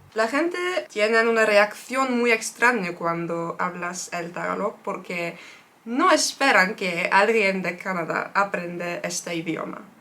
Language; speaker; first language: Spanish; non-native, fluent; Turkish